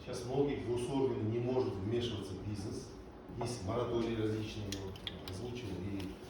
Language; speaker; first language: Russian; non-native, local second language; Kazakh